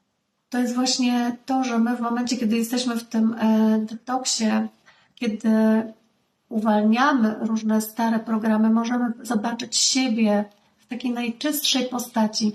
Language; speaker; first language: Polish; native; Polish